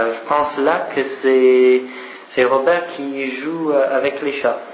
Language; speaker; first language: French; non-native, fluent; English